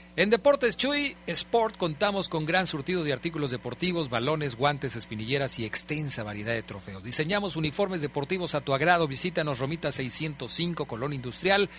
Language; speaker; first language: Spanish; native; Spanish